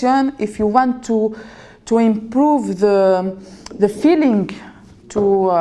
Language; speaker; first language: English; non-native, learner; French